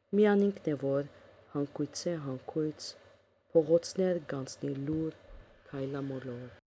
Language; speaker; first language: Armenian; early bilingual, heritage; Armenian